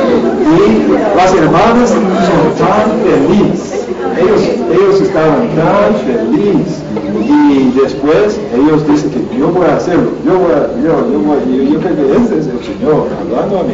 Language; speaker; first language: Spanish; non-native, learner; English